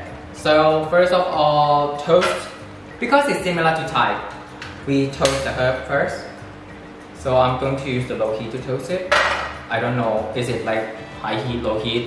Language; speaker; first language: English; non-native, fluent; Thai